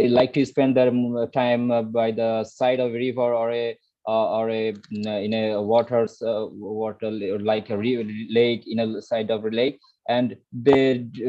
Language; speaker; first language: English; non-native, learner; Bangla